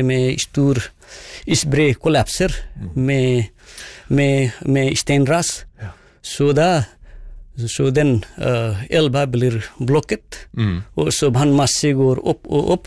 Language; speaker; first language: Norwegian; non-native, fluent; Nepali